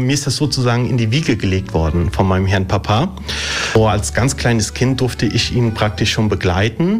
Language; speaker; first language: German; early bilingual, other home language; Italian